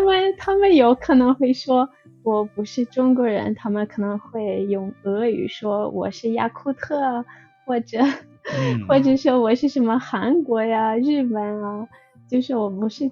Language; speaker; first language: Chinese; non-native, fluent; Russian